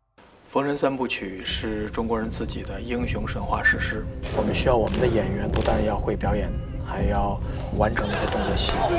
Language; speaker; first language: Chinese; native; Chinese